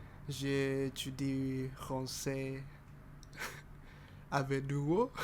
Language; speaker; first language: French; non-native, learner; English